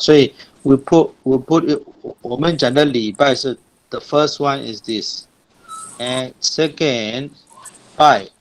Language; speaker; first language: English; non-native, fluent; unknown